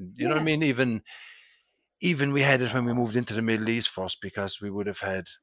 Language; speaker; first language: English; native; English